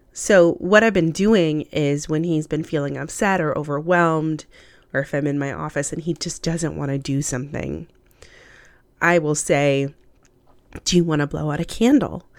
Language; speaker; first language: English; early bilingual, other home language; Hindi